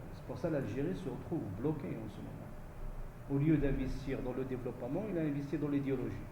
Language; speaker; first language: French; non-native, local second language; Arabic